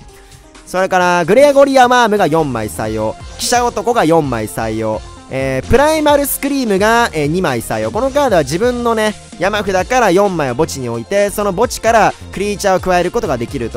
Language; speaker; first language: Japanese; native; Japanese